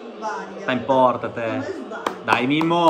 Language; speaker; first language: Italian; native; Italian